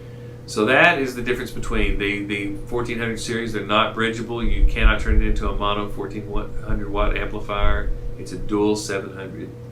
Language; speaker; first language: English; native; English